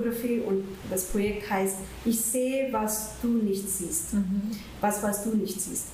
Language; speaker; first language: German; non-native, fluent; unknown